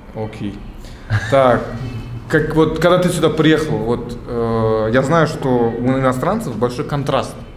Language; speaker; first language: Russian; native; Russian